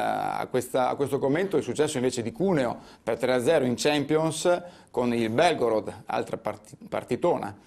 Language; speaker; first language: Italian; native; Italian